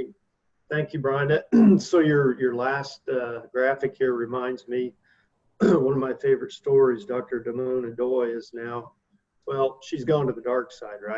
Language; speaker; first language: English; native; English